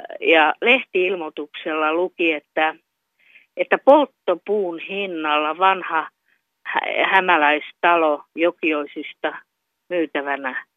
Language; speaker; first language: Finnish; native; Finnish